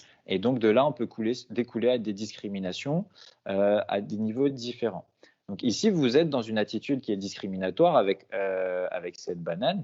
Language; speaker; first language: French; native; French